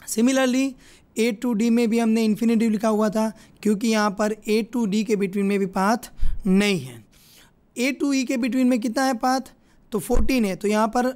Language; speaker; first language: Hindi; non-native, local second language; Gujarati